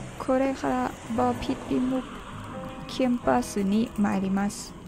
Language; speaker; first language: Japanese; non-native, learner; Thai